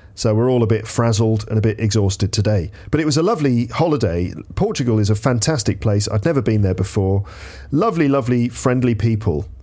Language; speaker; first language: English; native; English